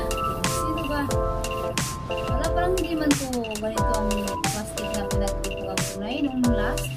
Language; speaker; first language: Filipino; non-native, local second language; Cebuano